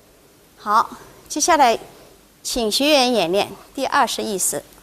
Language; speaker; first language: Chinese; native; Chinese